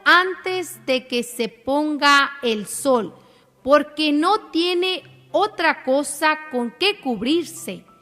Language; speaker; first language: Spanish; native; Spanish